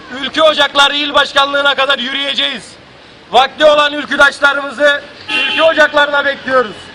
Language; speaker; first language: Turkish; native; Turkish